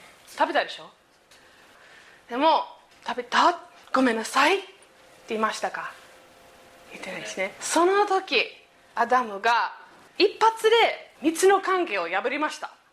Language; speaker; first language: Japanese; native; Japanese